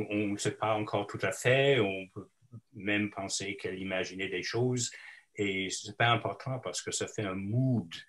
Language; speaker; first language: French; non-native, local second language; English